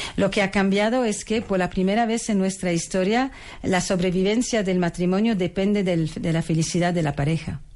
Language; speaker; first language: Spanish; non-native, fluent; French